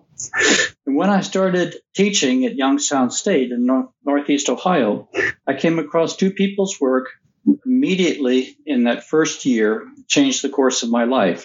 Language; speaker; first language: English; native; English